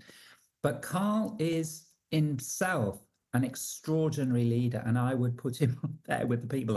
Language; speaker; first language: English; native; English